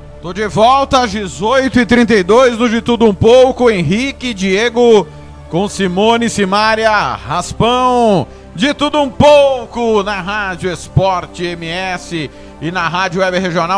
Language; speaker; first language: Portuguese; native; Portuguese